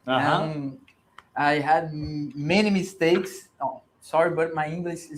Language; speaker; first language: English; non-native, learner; Portuguese